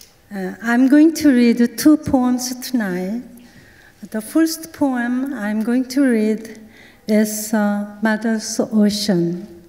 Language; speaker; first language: English; non-native, fluent; Korean